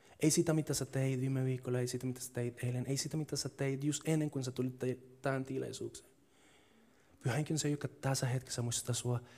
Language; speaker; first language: Finnish; non-native, fluent; Spanish